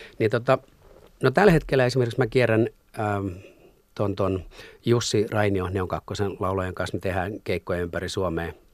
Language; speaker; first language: Finnish; native; Finnish